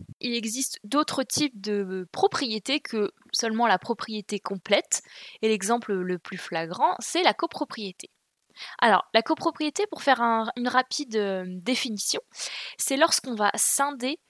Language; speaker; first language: French; native; French